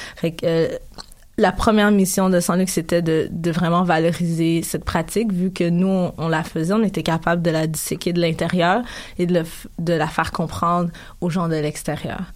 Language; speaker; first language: French; early bilingual, other home language; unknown